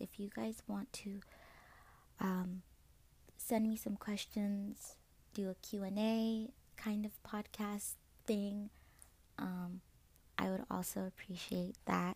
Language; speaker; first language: English; native; English